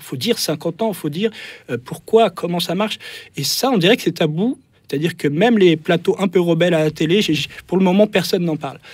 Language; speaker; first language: French; native; French